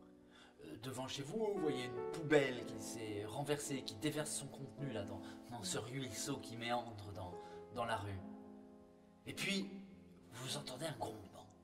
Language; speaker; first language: French; native; French